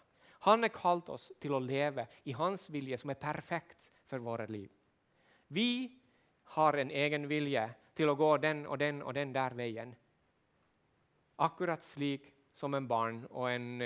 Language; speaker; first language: Swedish; non-native, local second language; Finnish